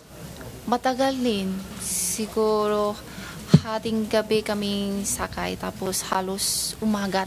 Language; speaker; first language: Filipino; non-native, fluent; Chinese